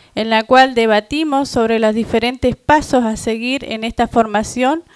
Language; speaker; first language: Spanish; non-native, local second language; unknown